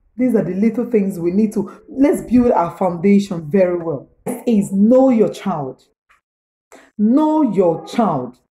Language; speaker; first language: English; non-native, local second language; Igbo